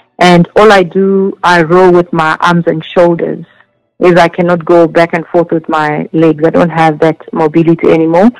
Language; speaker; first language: English; non-native, local second language; Zulu